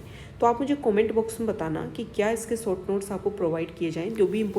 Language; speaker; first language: Hindi; native; Hindi